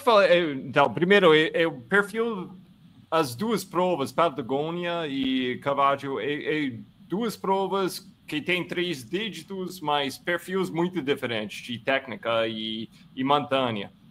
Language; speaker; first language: Portuguese; non-native, fluent; English